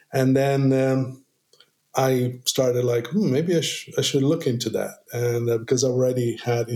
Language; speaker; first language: English; non-native, fluent; Portuguese